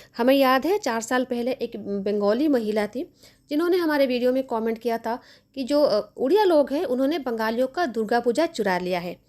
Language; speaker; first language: Hindi; non-native, local second language; Bangla